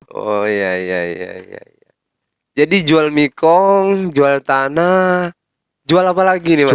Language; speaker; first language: Indonesian; non-native, local second language; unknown